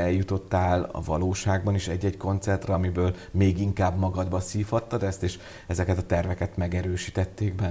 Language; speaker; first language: Hungarian; native; Hungarian